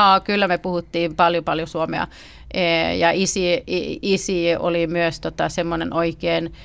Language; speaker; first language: Finnish; early bilingual, heritage; Swedish